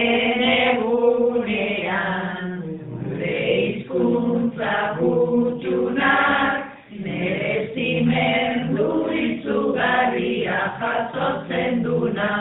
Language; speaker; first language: Basque; non-native, learner; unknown